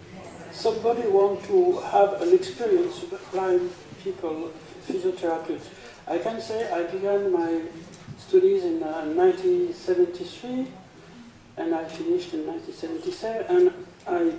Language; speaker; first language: English; non-native, learner; French